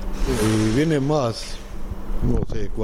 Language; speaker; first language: Spanish; non-native, learner; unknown